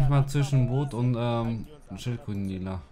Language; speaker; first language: German; native; German